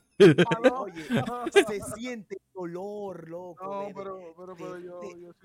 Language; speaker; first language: Spanish; native; Spanish